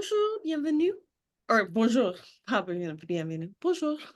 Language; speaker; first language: French; non-native, learner; English